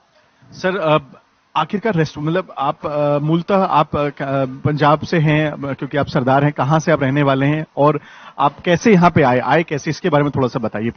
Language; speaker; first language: Hindi; native; Hindi